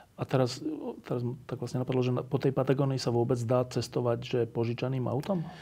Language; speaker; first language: Slovak; native; Slovak